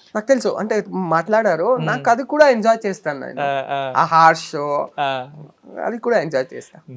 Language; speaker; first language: Telugu; non-native, learner; Kannada